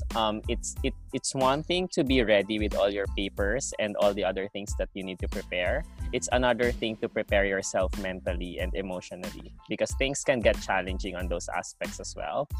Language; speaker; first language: English; non-native, local second language; Filipino